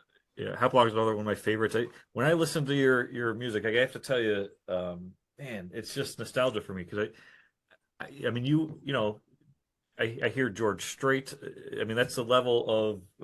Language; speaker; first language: English; native; English